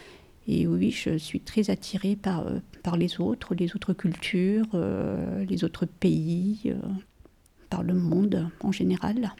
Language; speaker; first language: French; early bilingual, other home language; Portuguese